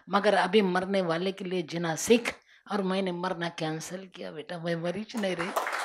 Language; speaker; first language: Hindi; non-native, local second language; Marathi